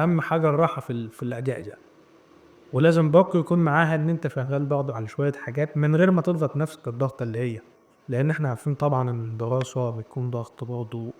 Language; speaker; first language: Arabic; native; Arabic